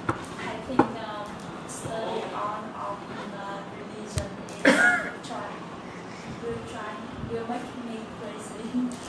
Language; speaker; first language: English; non-native, learner; Vietnamese